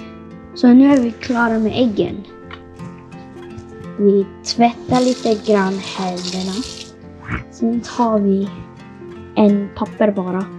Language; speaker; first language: Swedish; non-native, fluent; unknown